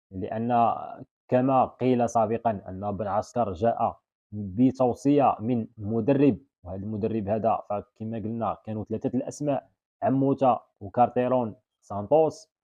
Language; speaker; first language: Arabic; native; Arabic